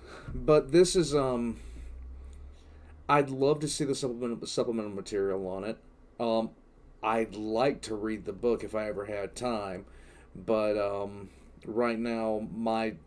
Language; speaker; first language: English; native; English